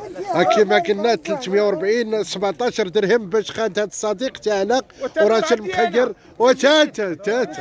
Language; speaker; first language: Arabic; native; Arabic